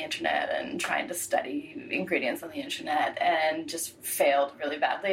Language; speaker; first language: English; native; English